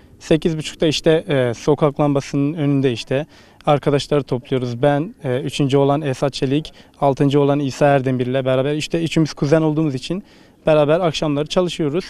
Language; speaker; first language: Turkish; native; Turkish